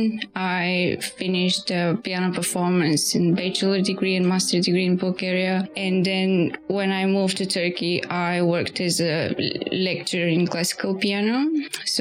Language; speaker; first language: English; non-native, fluent; Bulgarian